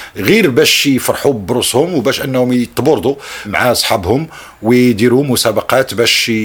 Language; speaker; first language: Arabic; native; Arabic